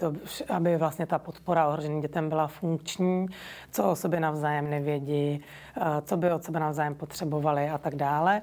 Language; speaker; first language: Czech; native; Czech